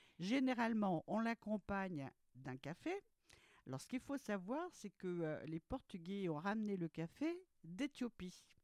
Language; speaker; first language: French; early bilingual, other home language; Portuguese